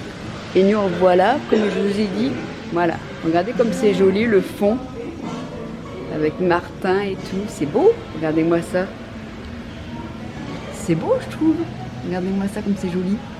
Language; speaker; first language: French; native; French